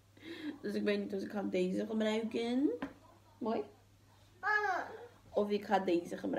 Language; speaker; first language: Dutch; early bilingual, other home language; Portuguese